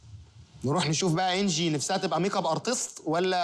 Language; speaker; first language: Arabic; native; Arabic